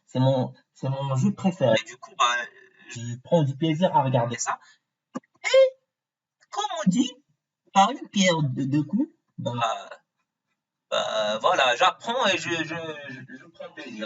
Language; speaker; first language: French; non-native, fluent; Arabic